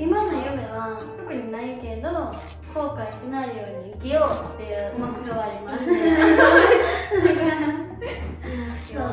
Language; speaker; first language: Japanese; native; Japanese